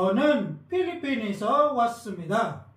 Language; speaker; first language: Korean; non-native, learner; Filipino